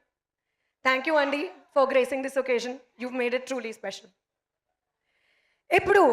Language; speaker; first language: Telugu; non-native, local second language; Hindi